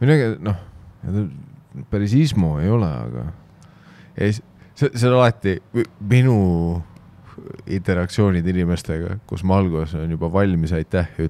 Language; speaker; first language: Estonian; native; Estonian